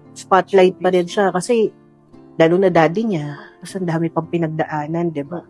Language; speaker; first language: Filipino; native; Filipino